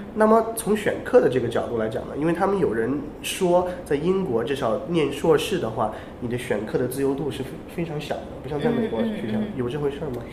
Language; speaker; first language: Chinese; native; Chinese